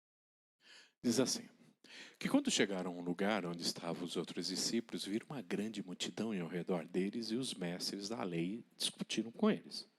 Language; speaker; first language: Portuguese; native; Portuguese